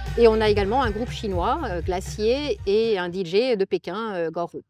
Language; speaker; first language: French; native; French